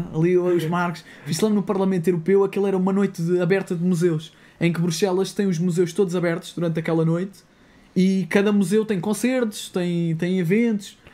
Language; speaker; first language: Portuguese; native; Portuguese